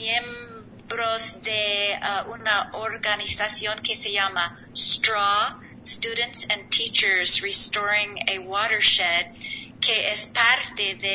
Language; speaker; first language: Spanish; non-native, learner; English